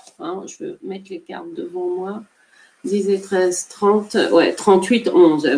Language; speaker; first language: French; native; French